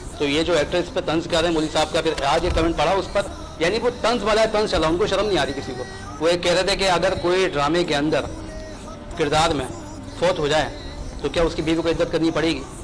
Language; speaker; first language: Urdu; native; Urdu